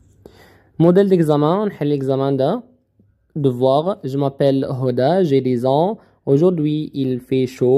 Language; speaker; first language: French; non-native, learner; Arabic